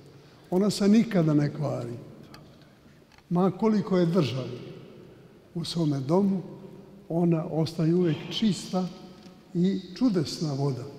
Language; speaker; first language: Serbian; native; Serbian